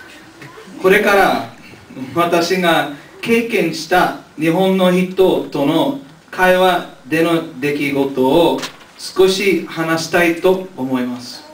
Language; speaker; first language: Japanese; non-native, learner; English